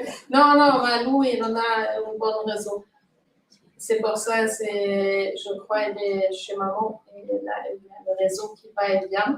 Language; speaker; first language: French; non-native, fluent; Italian